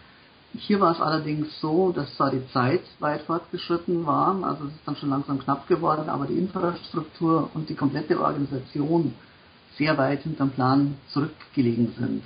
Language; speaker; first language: German; native; German